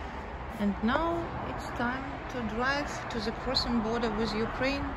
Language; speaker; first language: English; non-native, fluent; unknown